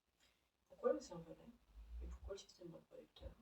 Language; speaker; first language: French; native; French